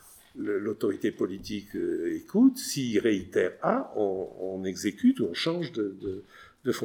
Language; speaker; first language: French; native; French